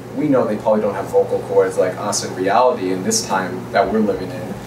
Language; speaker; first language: English; native; English